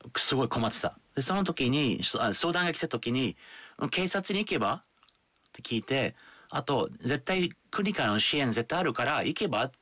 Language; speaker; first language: Japanese; non-native, fluent; English